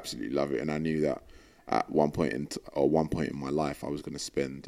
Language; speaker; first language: English; native; English